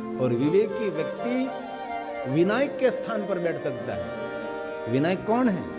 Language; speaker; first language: Hindi; non-native, local second language; Gujarati